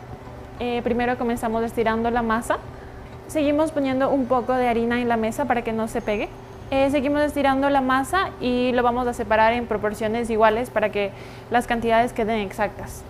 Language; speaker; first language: Spanish; native; Spanish